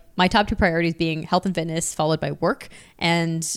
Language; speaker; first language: English; native; English